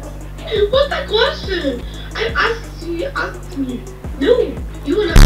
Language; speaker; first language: English; non-native, learner; Italian